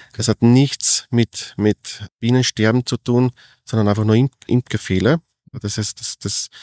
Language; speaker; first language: German; native; German